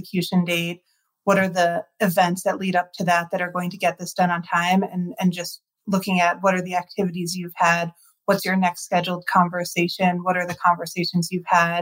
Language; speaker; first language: English; native; English